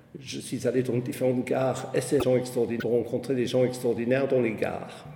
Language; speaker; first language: French; non-native, fluent; English